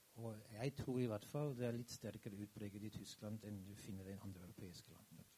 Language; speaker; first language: Norwegian; non-native, fluent; German